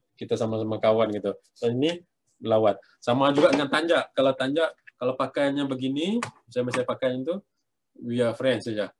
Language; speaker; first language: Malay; native; Malay